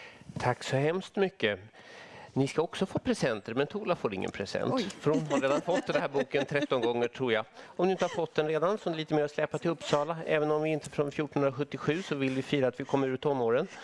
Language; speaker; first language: Swedish; native; Swedish